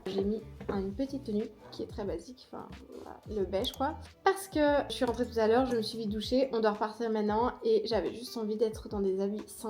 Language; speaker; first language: French; native; French